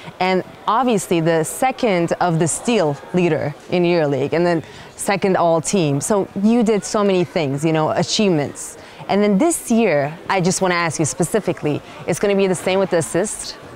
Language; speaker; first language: English; non-native, fluent; Turkish